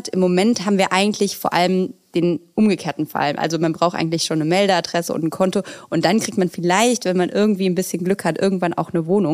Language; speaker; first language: German; native; German